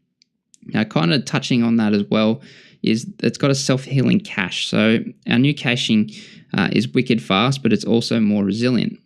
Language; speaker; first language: English; native; English